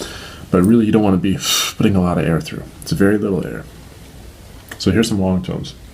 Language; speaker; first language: English; native; English